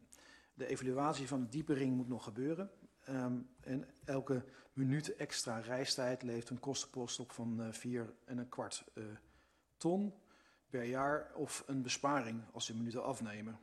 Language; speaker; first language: Dutch; native; Dutch